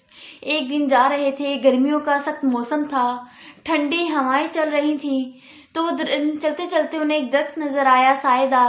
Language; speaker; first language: Urdu; native; Urdu